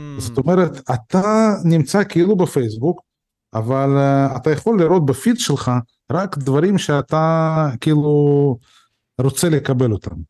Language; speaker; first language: Hebrew; early bilingual, other home language; Russian